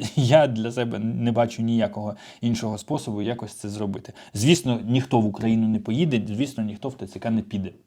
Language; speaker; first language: Ukrainian; non-native, local second language; Russian